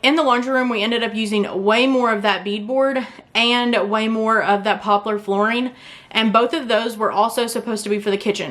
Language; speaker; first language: English; native; English